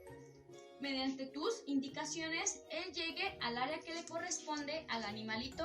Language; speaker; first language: Spanish; native; Spanish